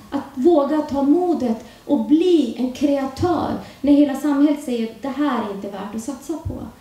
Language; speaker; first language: Swedish; early bilingual, other home language; Urdu